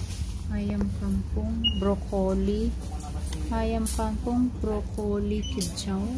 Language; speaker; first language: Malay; non-native, learner; Filipino